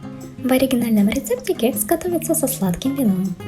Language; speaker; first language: Russian; native; Russian